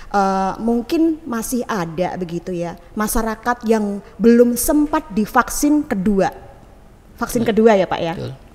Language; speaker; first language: Indonesian; native; Indonesian